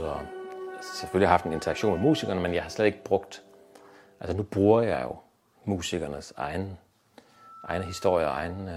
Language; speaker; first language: Danish; native; Danish